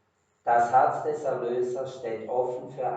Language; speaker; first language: German; native; German